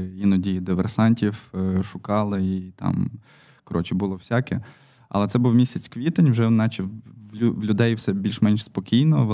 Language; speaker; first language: Ukrainian; non-native, local second language; Russian